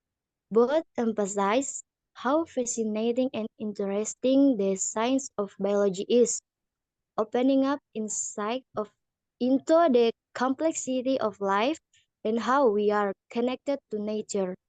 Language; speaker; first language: English; non-native, learner; Indonesian